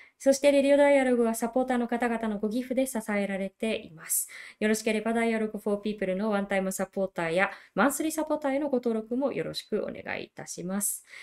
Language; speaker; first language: Japanese; native; Japanese